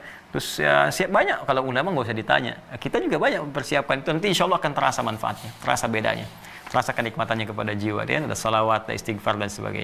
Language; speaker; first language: Indonesian; native; Indonesian